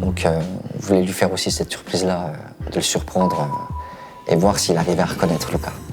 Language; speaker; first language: French; native; French